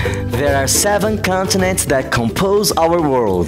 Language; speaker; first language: English; non-native, fluent; Portuguese